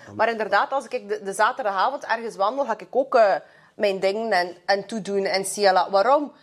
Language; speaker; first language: Dutch; early bilingual, other home language; Russian